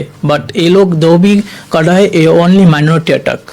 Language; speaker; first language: Hindi; non-native, learner; Bangla